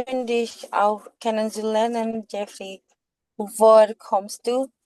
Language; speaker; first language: German; non-native, learner; Indonesian